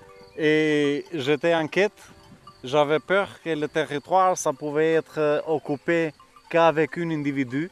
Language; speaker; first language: French; non-native, fluent; Albanian